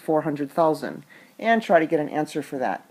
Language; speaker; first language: English; native; English